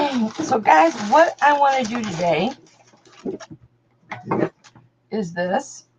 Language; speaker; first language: English; native; English